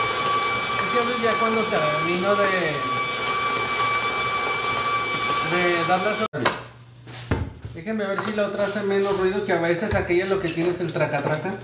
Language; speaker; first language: Spanish; native; Spanish